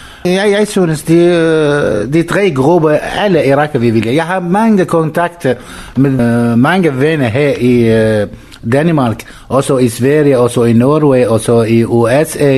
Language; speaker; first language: Danish; non-native, learner; Arabic